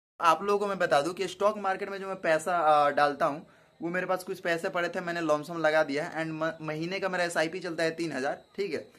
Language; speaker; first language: Hindi; native; Hindi